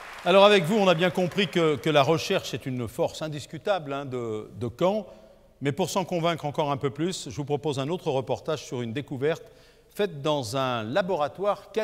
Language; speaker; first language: French; native; French